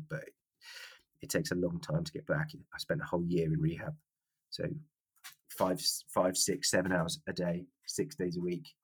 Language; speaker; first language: English; native; English